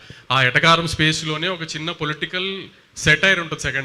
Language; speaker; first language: Telugu; native; Telugu